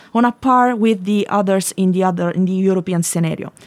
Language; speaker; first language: English; non-native, fluent; Italian